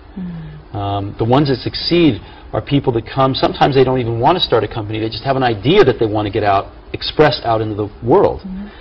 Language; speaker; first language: English; native; English